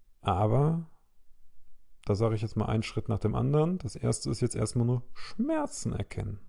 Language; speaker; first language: German; native; German